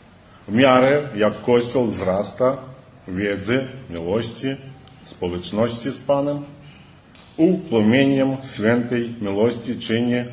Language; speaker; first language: Polish; early bilingual, heritage; Polish